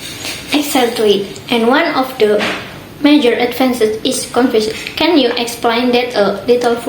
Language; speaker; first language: English; non-native, learner; Indonesian